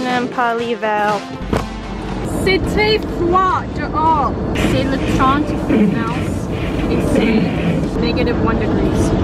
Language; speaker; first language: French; non-native, local second language; English